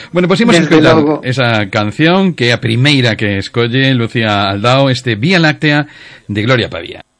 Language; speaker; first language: Galician; non-native, local second language; Spanish